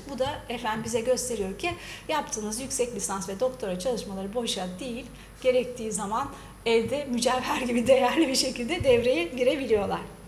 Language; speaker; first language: Turkish; native; Turkish